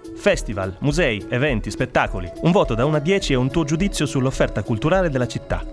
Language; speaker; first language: Italian; native; Italian